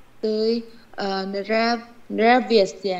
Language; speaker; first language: Russian; non-native, learner; Vietnamese